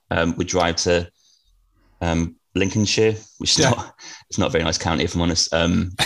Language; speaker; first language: English; native; English